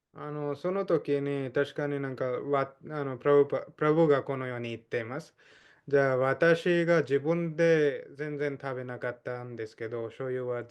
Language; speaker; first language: Japanese; non-native, fluent; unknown